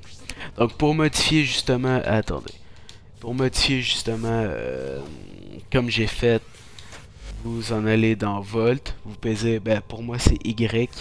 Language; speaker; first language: French; native; French